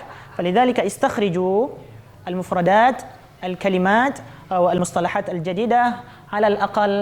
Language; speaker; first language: Arabic; non-native, fluent; Indonesian